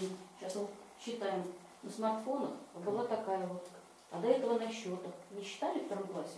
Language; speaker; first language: Russian; native; Russian